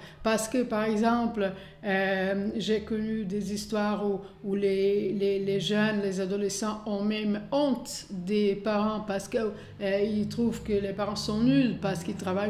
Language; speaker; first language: French; non-native, fluent; Portuguese